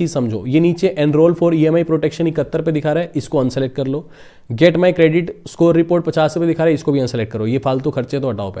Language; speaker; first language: Hindi; native; Hindi